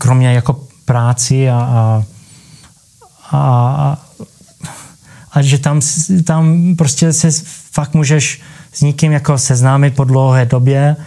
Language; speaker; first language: Czech; early bilingual, heritage; Czech